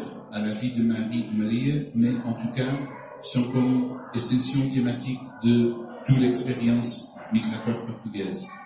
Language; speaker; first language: French; non-native, fluent; Portuguese